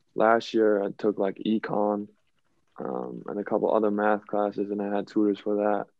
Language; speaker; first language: English; non-native, fluent; German